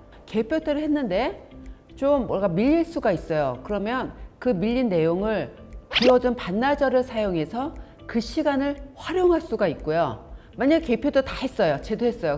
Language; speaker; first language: Korean; native; Korean